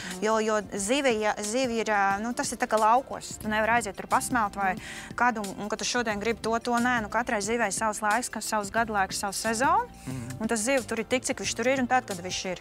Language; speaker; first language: Latvian; native; Latvian